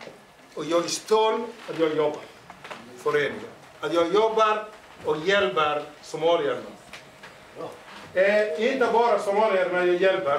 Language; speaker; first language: Swedish; non-native, fluent; Somali